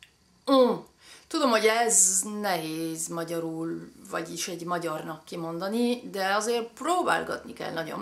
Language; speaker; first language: Hungarian; early bilingual, heritage; French